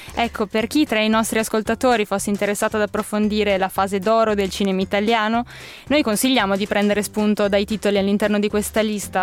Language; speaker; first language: Italian; native; Italian